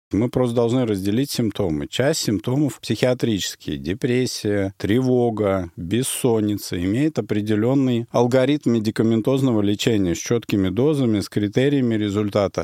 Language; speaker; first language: Russian; native; Russian